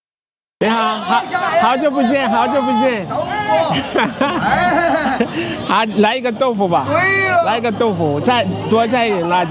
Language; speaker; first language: Chinese; non-native, fluent; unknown